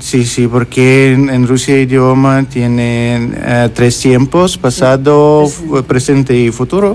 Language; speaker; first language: Spanish; non-native, learner; Russian